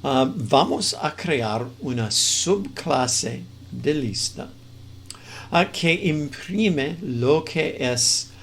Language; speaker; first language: Spanish; non-native, fluent; English